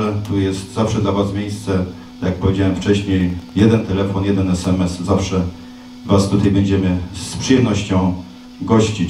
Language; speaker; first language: Polish; native; Polish